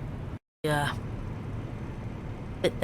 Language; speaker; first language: English; native; English